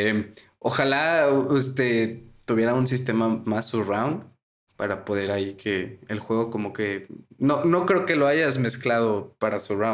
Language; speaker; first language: Spanish; native; Spanish